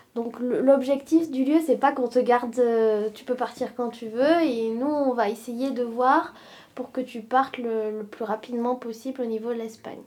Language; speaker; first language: French; native; French